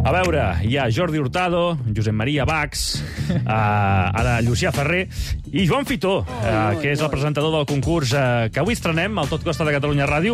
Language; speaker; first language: Catalan; native; Catalan